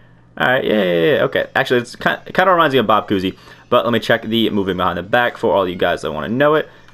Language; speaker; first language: English; native; English